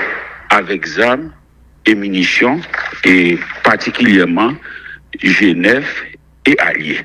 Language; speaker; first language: French; non-native, local second language; Haitian Creole